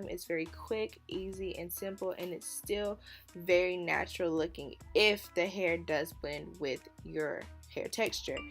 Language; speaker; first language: English; native; English